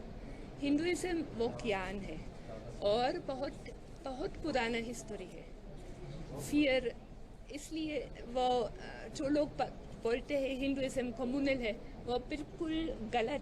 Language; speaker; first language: Hindi; non-native, learner; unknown